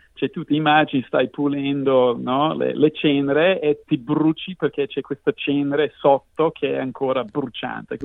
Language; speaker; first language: Italian; non-native, fluent; English